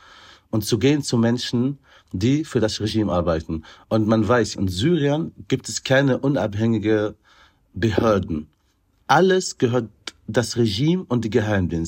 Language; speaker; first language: German; non-native, fluent; Arabic